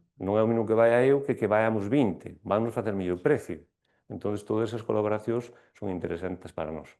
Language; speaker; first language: Galician; non-native, local second language; Spanish